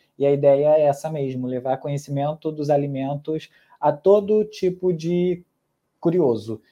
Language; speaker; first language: Portuguese; early bilingual, other home language; Spanish